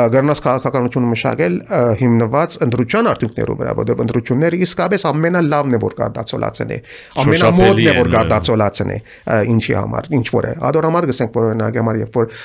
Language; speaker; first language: Armenian; native; Armenian